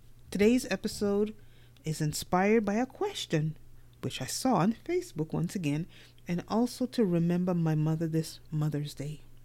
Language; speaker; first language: English; native; English